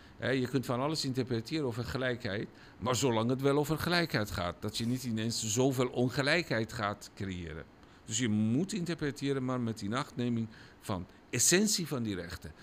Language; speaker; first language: Dutch; non-native, fluent; Persian